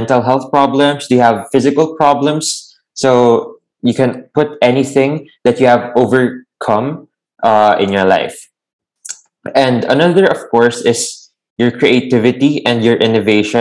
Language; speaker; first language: English; non-native, local second language; Filipino